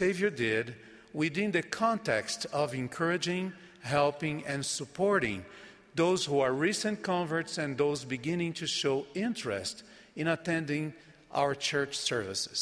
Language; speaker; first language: English; non-native, fluent; Portuguese